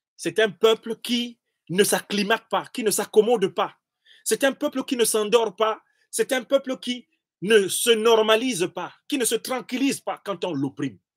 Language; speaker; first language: French; non-native, local second language; Basaa